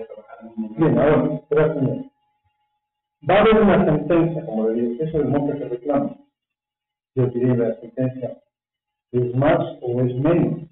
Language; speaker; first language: Spanish; native; Spanish